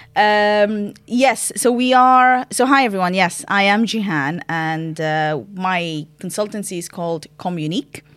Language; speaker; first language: English; non-native, fluent; Arabic